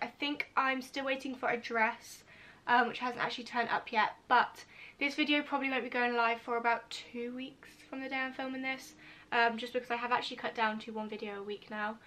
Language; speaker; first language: English; native; English